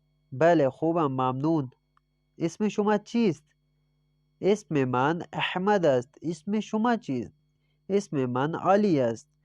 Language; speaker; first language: Persian; non-native, fluent; Urdu